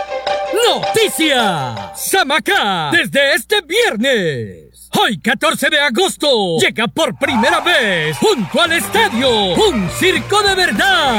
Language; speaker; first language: Spanish; native; Spanish